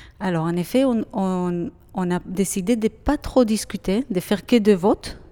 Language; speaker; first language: French; non-native, fluent; Hebrew